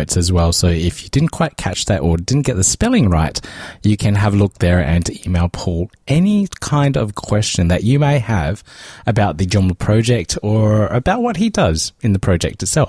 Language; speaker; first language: English; native; English